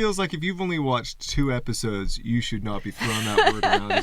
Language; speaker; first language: English; native; English